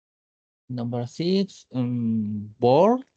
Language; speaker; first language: English; non-native, learner; Spanish